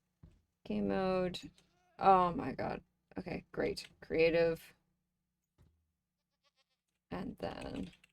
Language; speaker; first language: English; native; English